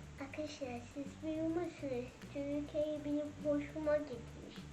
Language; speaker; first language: Turkish; early bilingual, heritage; Turkish